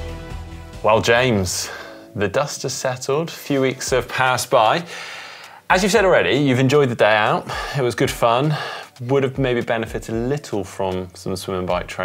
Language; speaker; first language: English; native; English